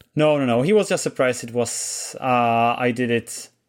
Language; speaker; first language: English; non-native, fluent; Czech